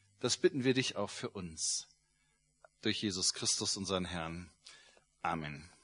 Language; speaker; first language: German; native; German